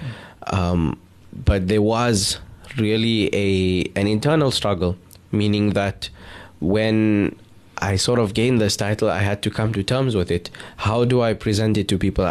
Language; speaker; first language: English; native; English